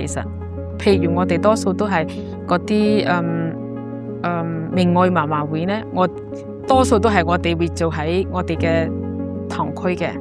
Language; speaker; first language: Cantonese; non-native, fluent; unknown